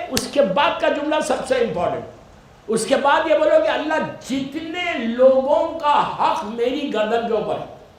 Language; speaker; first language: Urdu; native; Urdu